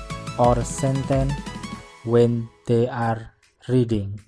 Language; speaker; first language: English; non-native, learner; Indonesian